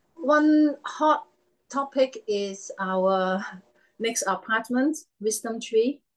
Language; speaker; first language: English; non-native, learner; Cantonese